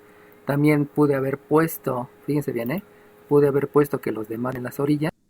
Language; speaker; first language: Spanish; native; Spanish